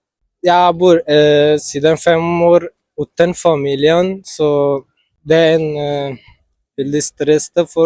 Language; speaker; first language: Norwegian; non-native, learner; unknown